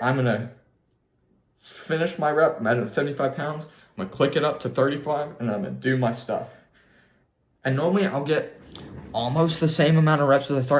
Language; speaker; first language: English; native; English